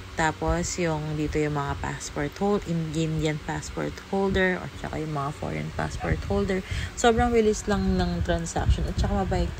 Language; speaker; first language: Filipino; native; Filipino